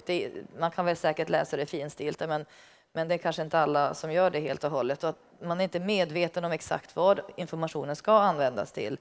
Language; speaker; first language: Swedish; native; Swedish